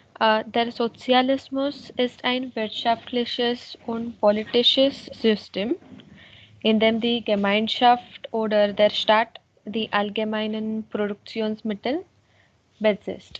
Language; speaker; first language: German; non-native, learner; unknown